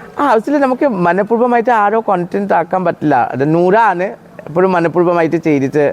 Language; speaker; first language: Malayalam; non-native, local second language; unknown